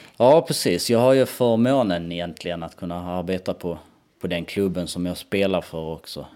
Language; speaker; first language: Swedish; early bilingual, other home language; Albanian